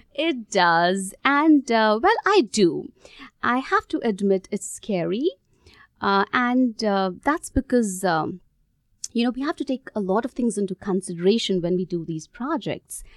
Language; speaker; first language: English; non-native, local second language; Hindi